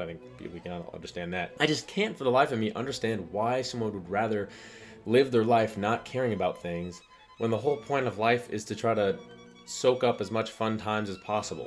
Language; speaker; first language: English; native; English